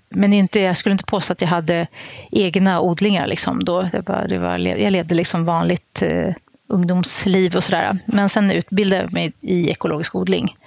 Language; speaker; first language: Swedish; native; Swedish